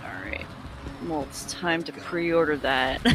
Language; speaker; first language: English; native; English